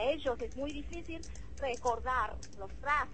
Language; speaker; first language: Spanish; non-native, fluent; Chinese